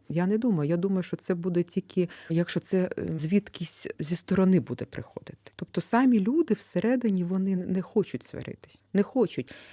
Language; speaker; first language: Ukrainian; native; Ukrainian